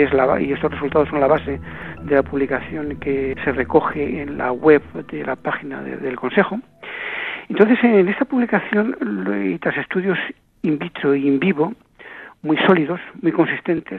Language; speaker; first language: Spanish; native; Spanish